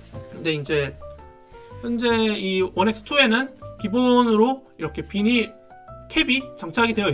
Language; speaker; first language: Korean; native; Korean